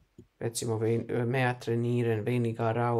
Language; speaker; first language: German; non-native, fluent; Bosnian